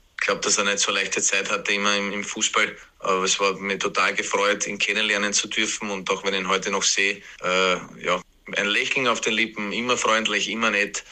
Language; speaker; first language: German; native; German